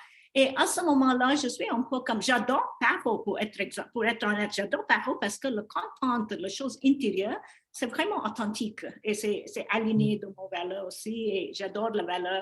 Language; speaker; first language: French; non-native, learner; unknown